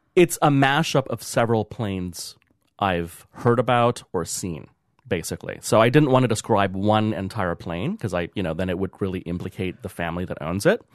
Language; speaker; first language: English; early bilingual, other home language; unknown